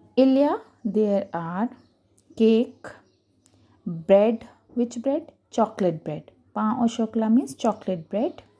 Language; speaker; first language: English; non-native, local second language; Hindi